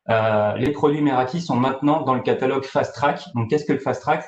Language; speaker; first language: French; native; French